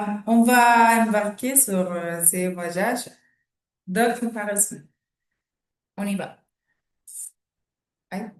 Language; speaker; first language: French; non-native, learner; Spanish